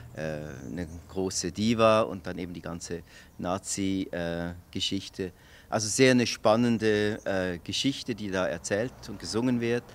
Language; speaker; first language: German; native; German